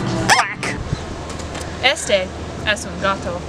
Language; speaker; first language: Spanish; non-native, learner; English